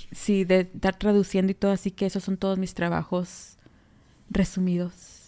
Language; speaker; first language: Spanish; early bilingual, heritage; Spanish